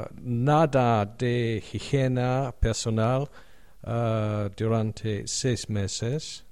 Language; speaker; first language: Spanish; non-native, learner; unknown